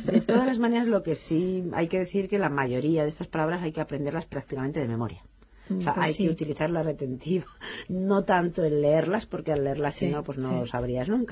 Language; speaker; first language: Spanish; native; Spanish